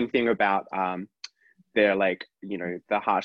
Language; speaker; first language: English; native; English